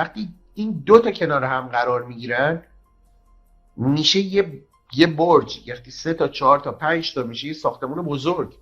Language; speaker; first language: Persian; native; Persian